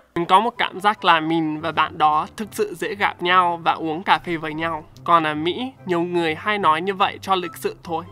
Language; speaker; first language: Vietnamese; non-native, fluent; English